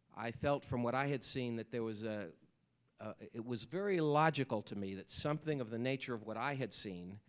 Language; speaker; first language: English; native; English